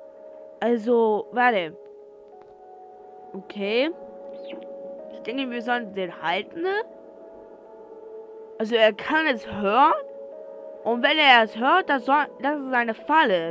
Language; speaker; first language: German; non-native, learner; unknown